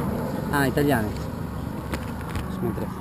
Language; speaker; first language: Russian; non-native, learner; Italian